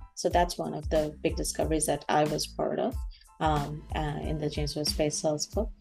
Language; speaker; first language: English; non-native, local second language; Bangla